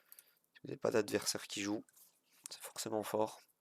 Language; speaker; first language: French; native; French